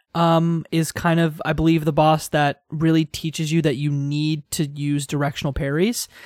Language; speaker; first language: English; native; English